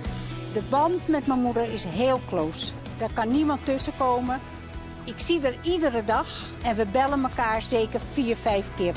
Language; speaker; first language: Dutch; native; Dutch